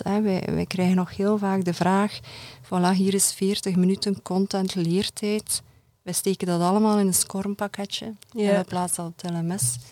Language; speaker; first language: Dutch; native; Dutch